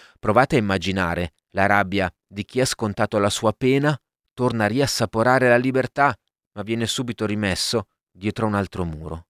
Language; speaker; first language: Italian; native; Italian